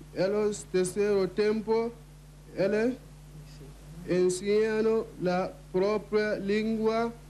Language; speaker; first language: Italian; non-native, learner; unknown